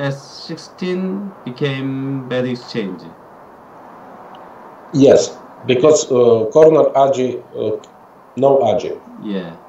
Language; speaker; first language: English; non-native, fluent; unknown